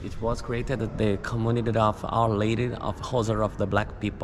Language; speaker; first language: English; non-native, fluent; Portuguese